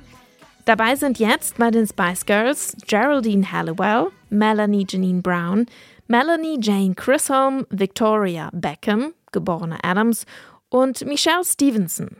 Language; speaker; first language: German; early bilingual, other home language; English